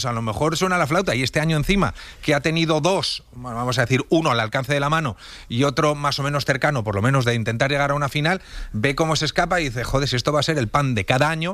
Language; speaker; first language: Spanish; native; Spanish